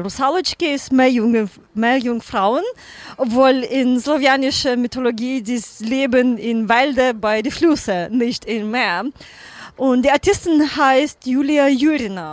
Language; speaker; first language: German; non-native, learner; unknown